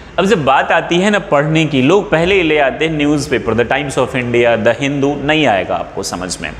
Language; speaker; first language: Hindi; non-native, local second language; Maithili